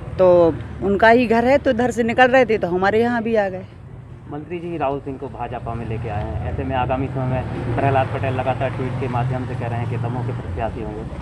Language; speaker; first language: Hindi; native; Hindi